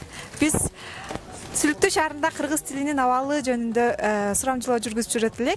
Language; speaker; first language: Kyrgyz; native; Kyrgyz